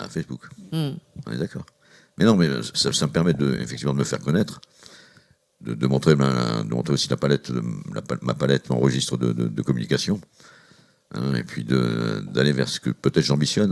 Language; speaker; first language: French; native; French